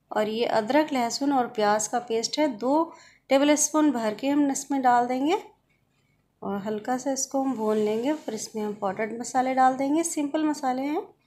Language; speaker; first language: Hindi; native; Hindi